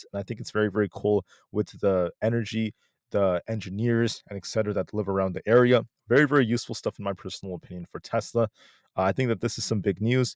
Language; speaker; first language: English; native; English